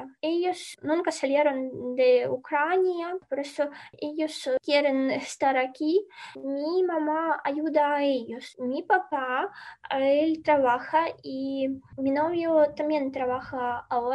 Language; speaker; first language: Spanish; non-native, fluent; Ukrainian